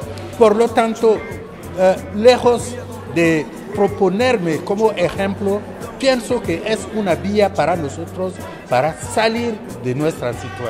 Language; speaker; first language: Spanish; non-native, fluent; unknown